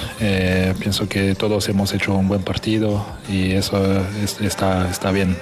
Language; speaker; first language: Spanish; non-native, fluent; French